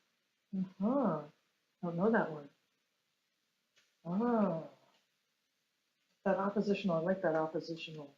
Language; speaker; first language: English; native; English